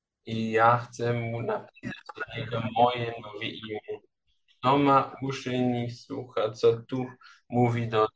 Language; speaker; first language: Polish; non-native, learner; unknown